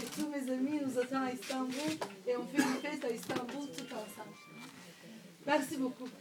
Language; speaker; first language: French; non-native, fluent; Turkish